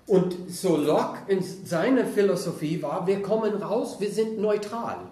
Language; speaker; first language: German; non-native, fluent; English